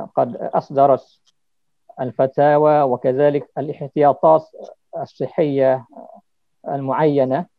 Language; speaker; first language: Arabic; non-native, fluent; Malay